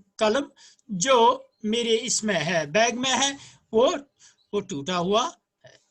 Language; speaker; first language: Urdu; non-native, local second language; Kashmiri